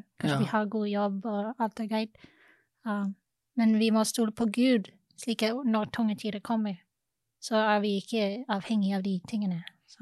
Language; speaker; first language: Norwegian; non-native, fluent; English